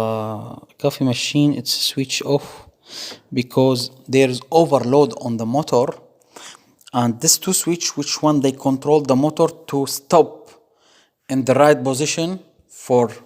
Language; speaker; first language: English; non-native, fluent; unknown